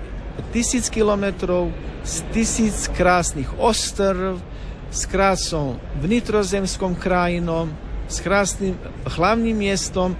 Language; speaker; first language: Slovak; non-native, learner; Croatian